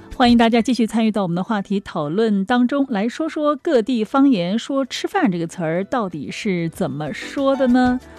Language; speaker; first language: Chinese; native; Chinese